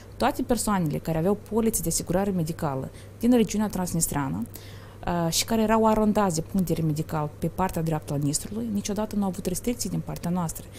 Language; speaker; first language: Romanian; native; Romanian